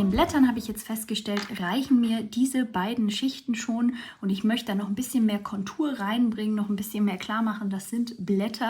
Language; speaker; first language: German; native; German